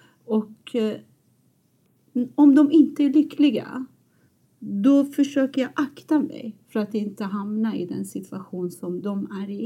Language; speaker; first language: Swedish; non-native, fluent; Persian